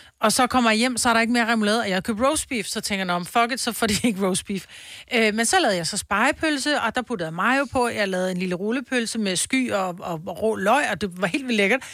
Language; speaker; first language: Danish; native; Danish